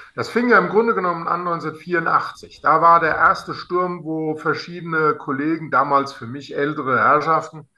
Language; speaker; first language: German; native; German